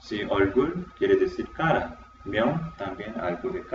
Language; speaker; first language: Spanish; non-native, fluent; Korean